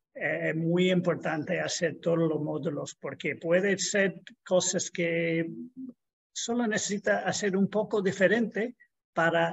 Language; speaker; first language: Spanish; non-native, fluent; English